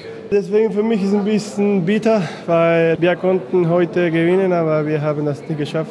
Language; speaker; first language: German; non-native, fluent; Spanish